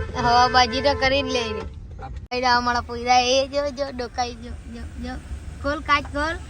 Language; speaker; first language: Gujarati; native; Gujarati